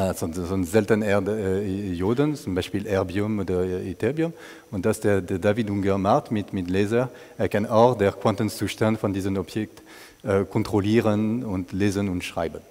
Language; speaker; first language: German; non-native, fluent; French